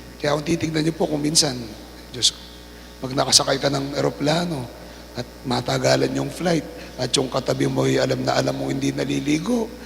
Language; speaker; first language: Filipino; non-native, local second language; Pampanga